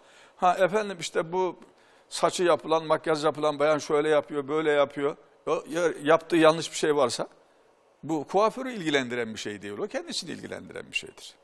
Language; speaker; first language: Turkish; native; Turkish